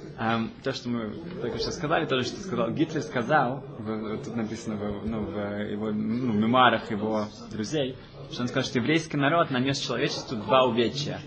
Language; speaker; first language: Russian; early bilingual, heritage; Russian